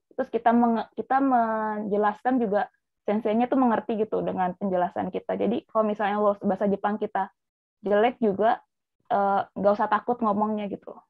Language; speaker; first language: Indonesian; native; Indonesian